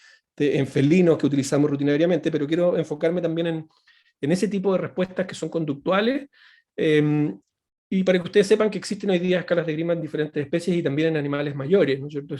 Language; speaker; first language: Spanish; native; Spanish